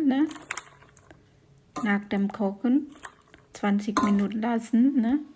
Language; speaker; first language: German; non-native, learner; Thai